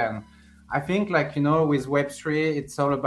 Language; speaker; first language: English; non-native, fluent; French